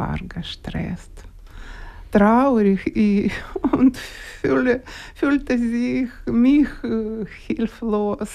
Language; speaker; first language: German; non-native, learner; Ukrainian